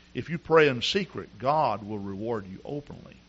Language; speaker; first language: English; native; English